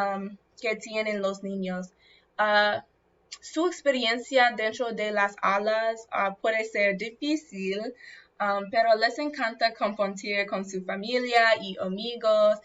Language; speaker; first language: Spanish; non-native, learner; English